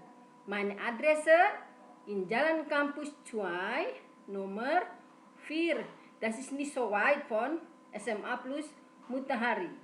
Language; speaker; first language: German; non-native, fluent; Indonesian